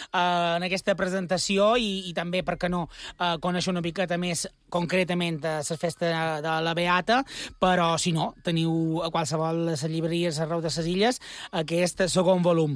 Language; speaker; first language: Catalan; native; Catalan